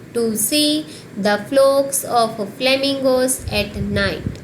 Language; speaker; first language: English; non-native, local second language; Gujarati